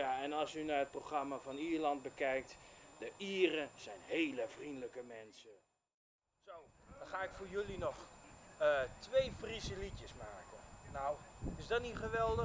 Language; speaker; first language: Dutch; native; Dutch